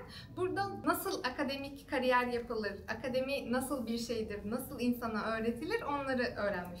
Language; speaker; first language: Turkish; native; Turkish